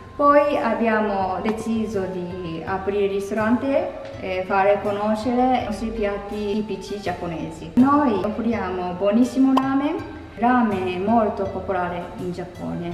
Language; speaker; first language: Italian; non-native, learner; Japanese